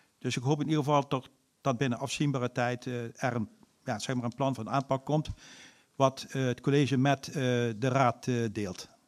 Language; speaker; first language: Dutch; native; Dutch